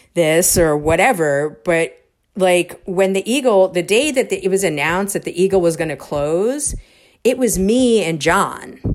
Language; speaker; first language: English; native; English